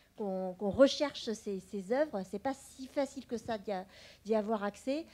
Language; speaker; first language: French; non-native, local second language; Vietnamese